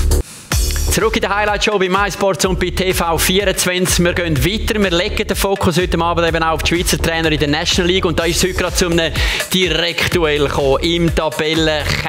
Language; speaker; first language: German; native; German